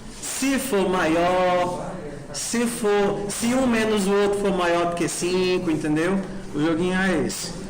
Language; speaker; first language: Portuguese; native; Portuguese